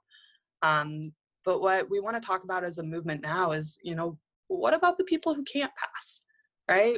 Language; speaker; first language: English; native; English